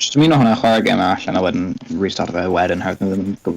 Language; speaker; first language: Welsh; non-native, local second language; English